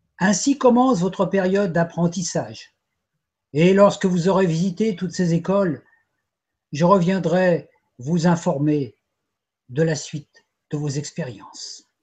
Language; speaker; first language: French; native; French